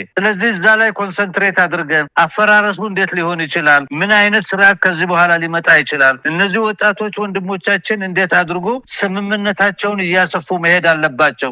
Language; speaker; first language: Amharic; non-native, local second language; Oromo